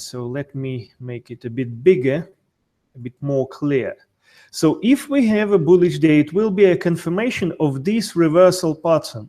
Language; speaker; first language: English; non-native, fluent; Russian